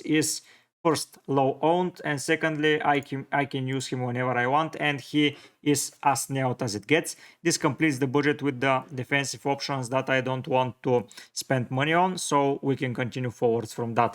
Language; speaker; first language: English; non-native, fluent; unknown